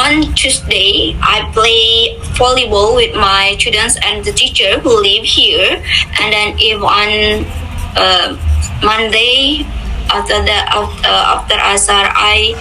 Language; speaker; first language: English; non-native, fluent; Indonesian